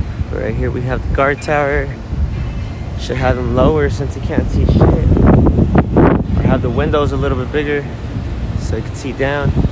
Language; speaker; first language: English; early bilingual, other home language; Spanish